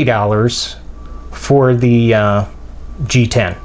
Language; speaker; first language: English; native; English